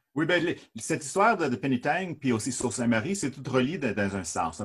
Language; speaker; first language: French; native; French